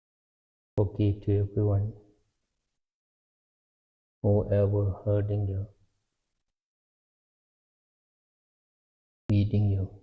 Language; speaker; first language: English; non-native, fluent; Lao